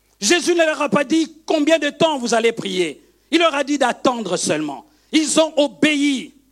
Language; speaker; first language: French; non-native, local second language; Lingala